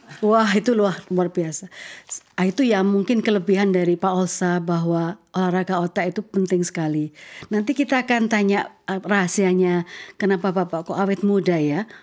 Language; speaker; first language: Indonesian; native; Indonesian